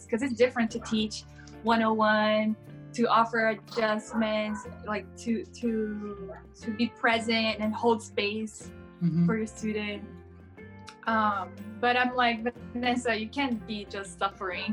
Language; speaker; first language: English; non-native, fluent; Portuguese